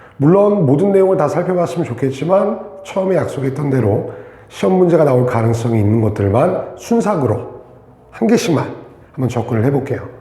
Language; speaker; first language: Korean; native; Korean